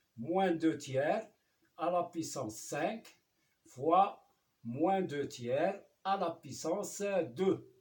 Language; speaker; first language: French; non-native, local second language; Arabic